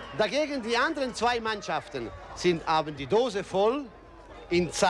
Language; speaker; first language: German; non-native, fluent; Italian